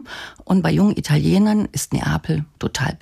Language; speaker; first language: German; native; German